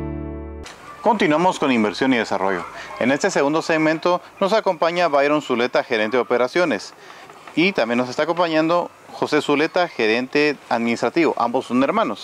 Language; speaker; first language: Spanish; native; Spanish